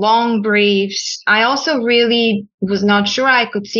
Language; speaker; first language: English; non-native, fluent; Bulgarian